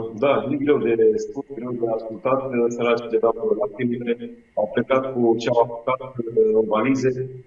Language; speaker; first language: Romanian; non-native, local second language; Russian